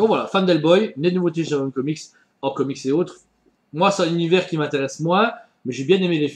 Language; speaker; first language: French; native; French